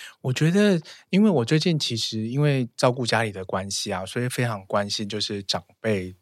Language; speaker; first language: Chinese; native; Chinese